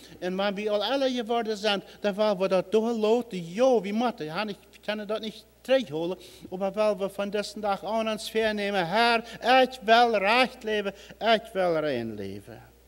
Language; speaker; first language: German; early bilingual, heritage; German